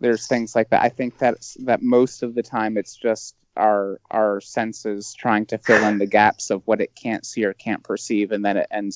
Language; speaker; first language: English; native; English